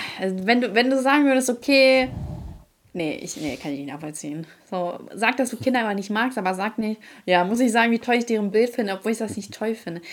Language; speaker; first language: German; early bilingual, other home language; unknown